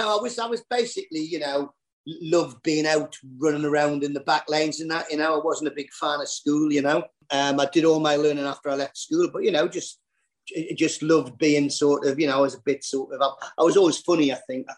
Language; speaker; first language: English; native; English